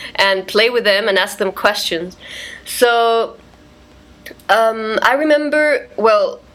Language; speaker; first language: English; non-native, fluent; Spanish